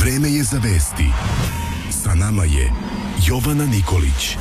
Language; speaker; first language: Serbian; native; Serbian